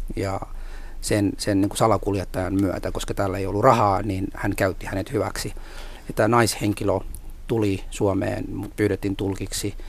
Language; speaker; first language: Finnish; non-native, fluent; Somali